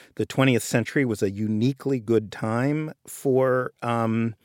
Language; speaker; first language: English; native; English